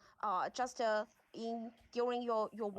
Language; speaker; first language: English; non-native, learner; Chinese